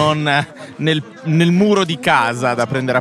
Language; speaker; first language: Italian; native; Italian